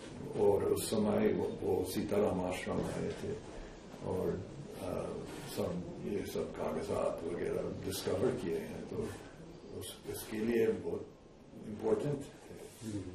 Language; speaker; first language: Hindi; non-native, fluent; English